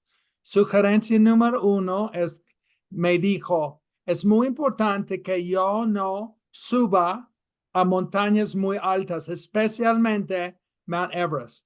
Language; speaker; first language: Spanish; non-native, fluent; English